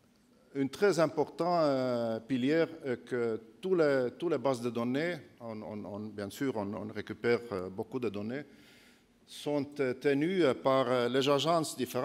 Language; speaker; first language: French; non-native, fluent; Estonian